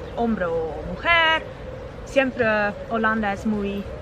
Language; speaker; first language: Spanish; non-native, learner; Dutch